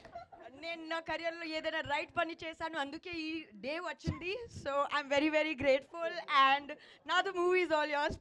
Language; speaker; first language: Telugu; non-native, learner; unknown